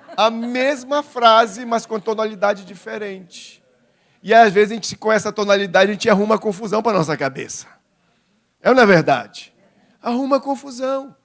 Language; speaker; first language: Portuguese; native; Portuguese